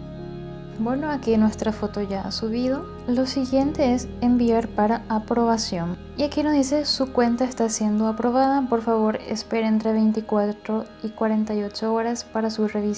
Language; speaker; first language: Spanish; native; Spanish